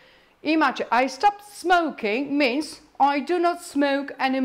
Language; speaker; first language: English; non-native, fluent; Polish